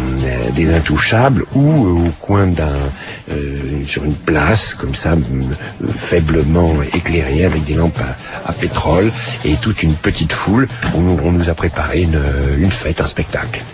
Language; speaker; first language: French; native; French